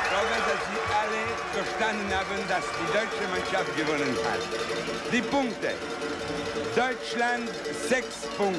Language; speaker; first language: German; non-native, local second language; Italian